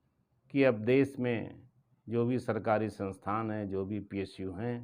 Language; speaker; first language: Hindi; native; Hindi